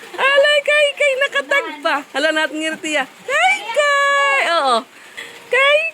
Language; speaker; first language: Filipino; non-native, local second language; Waray